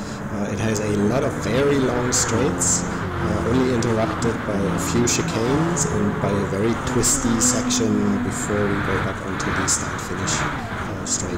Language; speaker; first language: English; non-native, fluent; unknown